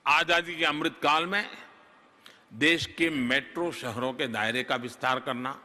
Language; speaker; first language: Hindi; non-native, local second language; Gujarati